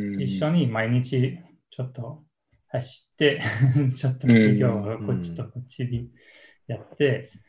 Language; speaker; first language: Japanese; non-native, learner; English